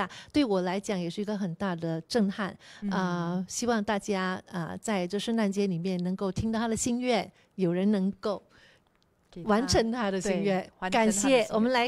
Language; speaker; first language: Chinese; native; Chinese